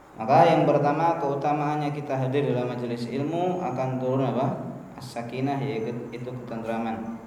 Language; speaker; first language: Indonesian; native; Indonesian